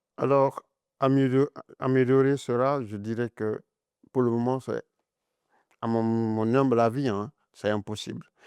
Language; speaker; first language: French; non-native, local second language; Mandingo